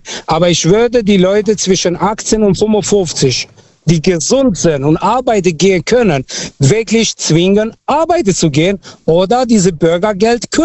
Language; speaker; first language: German; non-native, local second language; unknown